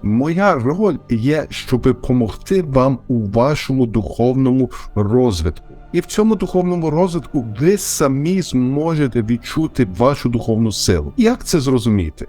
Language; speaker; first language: Ukrainian; early bilingual, heritage; Ukrainian